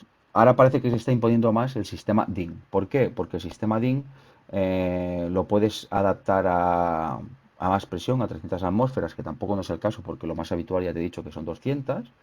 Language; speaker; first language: Spanish; native; Spanish